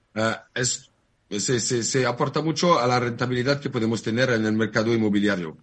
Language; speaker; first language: Spanish; non-native, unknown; French